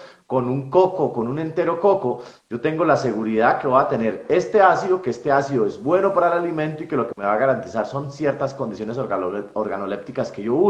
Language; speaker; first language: Spanish; native; Spanish